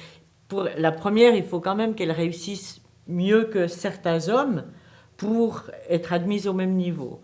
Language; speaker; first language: French; native; French